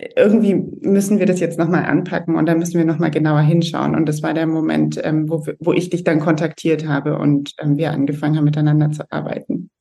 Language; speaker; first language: German; native; German